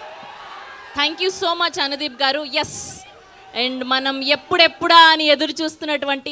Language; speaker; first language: Telugu; native; Telugu